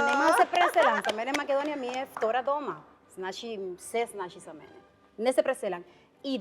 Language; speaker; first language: Macedonian; non-native, fluent; Spanish